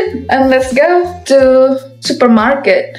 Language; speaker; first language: English; non-native, learner; Indonesian